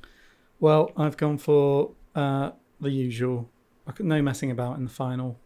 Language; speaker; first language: English; native; English